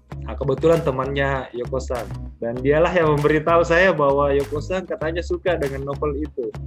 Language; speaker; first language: Indonesian; native; Indonesian